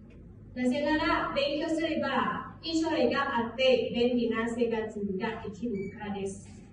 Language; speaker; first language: Japanese; non-native, fluent; Hmong